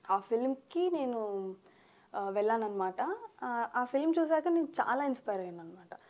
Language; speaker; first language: Telugu; early bilingual, heritage; Telugu